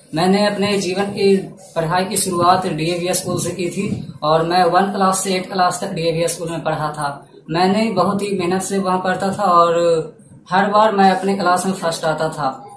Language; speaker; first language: Hindi; native; Hindi